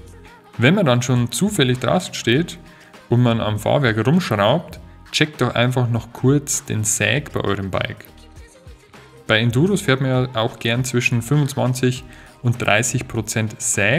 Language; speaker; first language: German; native; German